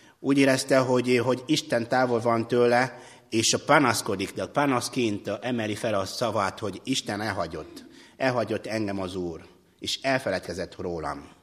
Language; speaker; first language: Hungarian; non-native, fluent; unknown